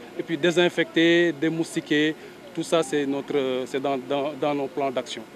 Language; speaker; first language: French; non-native, local second language; Wolof